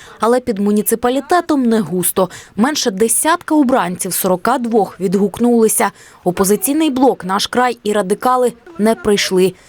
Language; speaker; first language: Ukrainian; native; Ukrainian